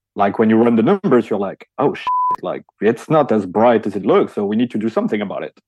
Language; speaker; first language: English; non-native, fluent; French